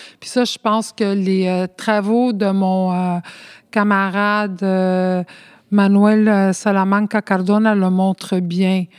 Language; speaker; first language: French; early bilingual, other home language; Spanish